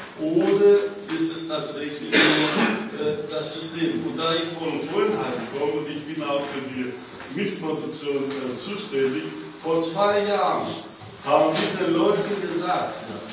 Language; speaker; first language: German; non-native, fluent; Greek